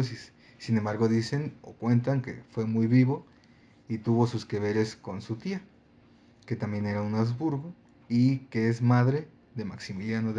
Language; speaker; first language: Spanish; native; Spanish